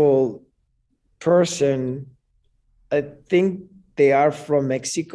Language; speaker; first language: English; non-native, fluent; Arabic